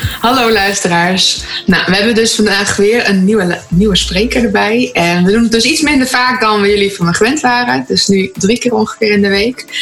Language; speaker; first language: Dutch; native; Dutch